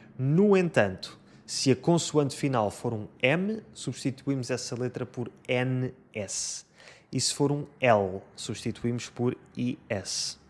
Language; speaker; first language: Portuguese; native; Portuguese